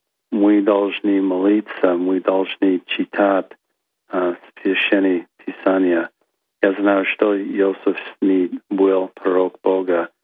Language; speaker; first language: Russian; non-native, learner; English